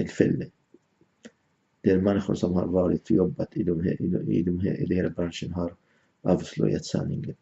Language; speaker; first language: Swedish; non-native, fluent; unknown